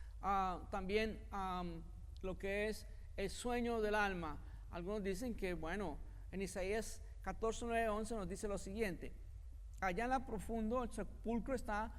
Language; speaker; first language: Spanish; native; Spanish